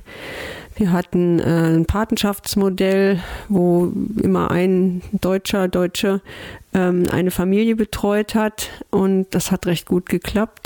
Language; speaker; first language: German; native; German